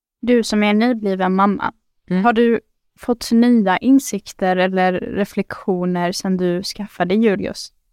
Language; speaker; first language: Swedish; early bilingual, other home language; Arabic